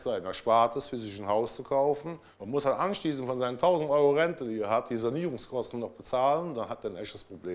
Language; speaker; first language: German; native; German